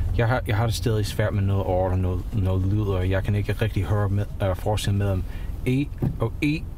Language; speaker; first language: Danish; non-native, learner; English